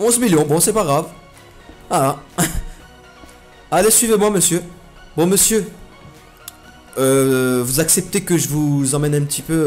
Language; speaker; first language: French; native; French